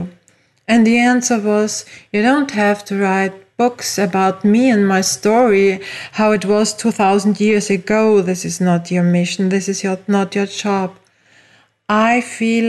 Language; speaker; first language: English; non-native, fluent; German